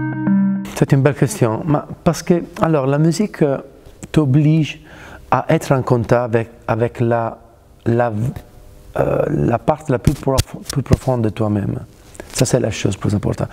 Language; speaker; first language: French; non-native, fluent; Italian